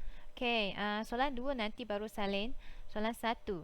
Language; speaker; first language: Malay; native; Malay